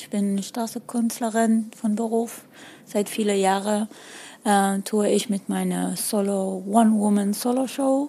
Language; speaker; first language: German; non-native, fluent; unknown